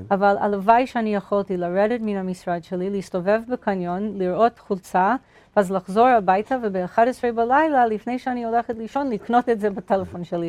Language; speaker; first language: Hebrew; non-native, fluent; English